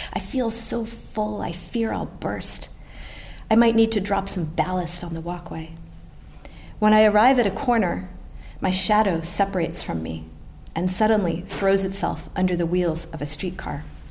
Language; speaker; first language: English; native; English